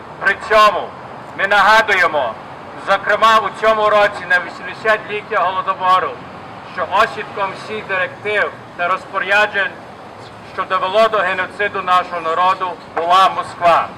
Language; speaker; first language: Ukrainian; early bilingual, heritage; Ukrainian